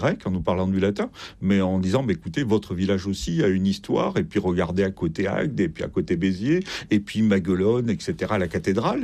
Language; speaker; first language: French; native; French